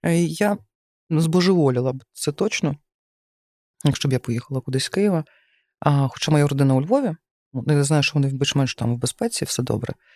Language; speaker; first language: Ukrainian; native; Ukrainian